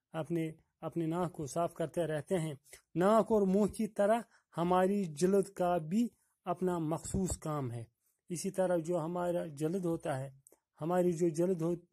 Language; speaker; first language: Urdu; non-native, local second language; Kashmiri